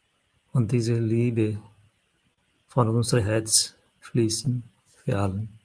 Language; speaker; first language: German; non-native, fluent; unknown